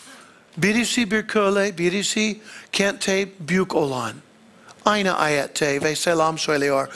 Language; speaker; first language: Turkish; non-native, fluent; English